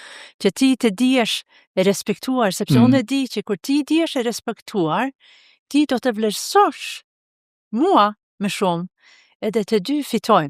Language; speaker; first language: Albanian; non-native, fluent; Norwegian